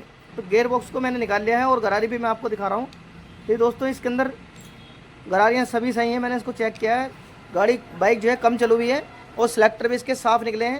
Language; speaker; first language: Hindi; native; Hindi